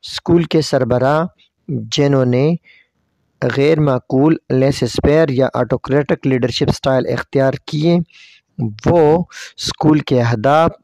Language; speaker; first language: Urdu; non-native, local second language; Pashto